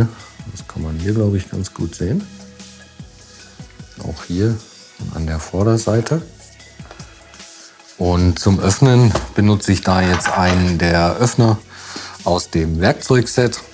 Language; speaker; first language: German; native; German